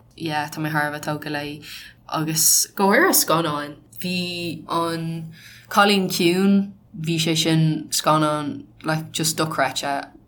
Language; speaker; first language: Irish; non-native, local second language; English